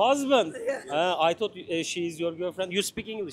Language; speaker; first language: English; non-native, learner; Turkish